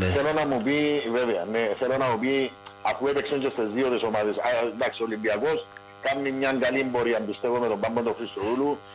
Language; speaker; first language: Greek; native; Greek